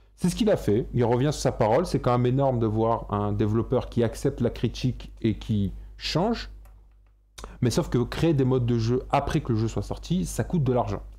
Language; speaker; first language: French; native; French